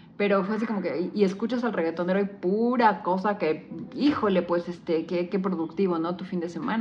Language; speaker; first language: Spanish; native; Spanish